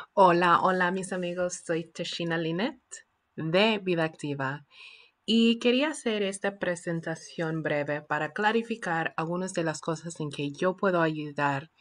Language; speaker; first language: Spanish; non-native, fluent; English